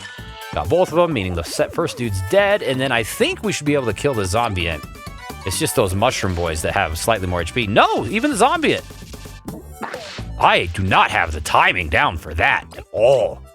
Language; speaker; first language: English; native; English